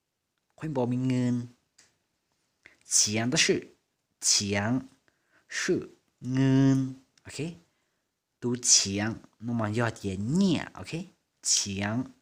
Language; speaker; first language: Chinese; non-native, fluent; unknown